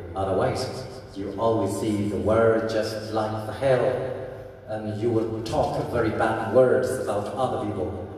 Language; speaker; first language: English; non-native, fluent; Burmese